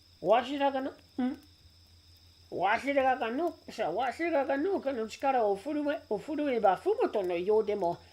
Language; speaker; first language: Japanese; native; Japanese